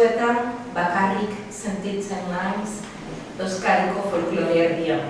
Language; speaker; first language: Basque; non-native, learner; Spanish